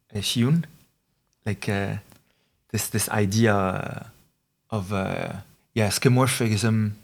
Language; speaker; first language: English; non-native, fluent; Arabic